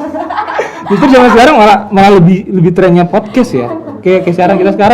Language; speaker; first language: Indonesian; native; Indonesian